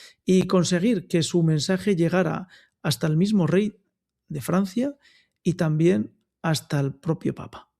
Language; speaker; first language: Spanish; native; Spanish